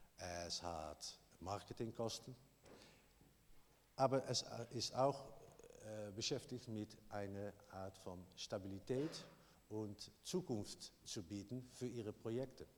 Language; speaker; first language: German; non-native, learner; Dutch